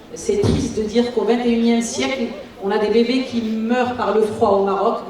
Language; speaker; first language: French; non-native, local second language; Arabic